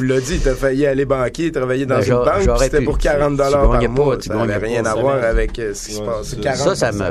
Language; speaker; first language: French; native; French